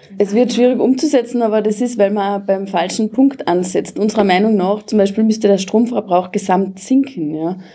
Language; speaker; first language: German; native; German